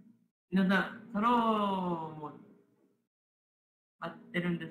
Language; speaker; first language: Japanese; non-native, learner; Korean